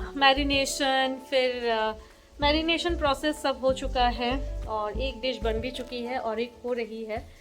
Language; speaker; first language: Hindi; non-native, local second language; Bangla